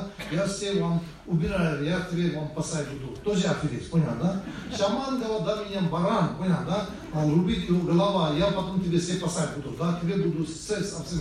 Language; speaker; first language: Russian; non-native, fluent; Tibetan